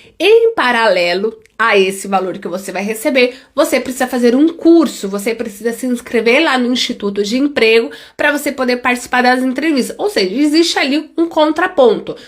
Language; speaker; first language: Portuguese; native; Portuguese